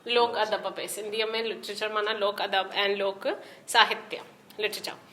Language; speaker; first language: Sindhi; early bilingual, heritage; Sindhi